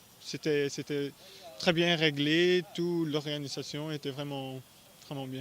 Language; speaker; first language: French; non-native, fluent; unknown